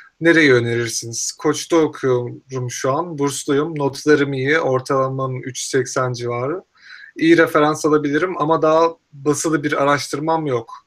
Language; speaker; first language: Turkish; native; Turkish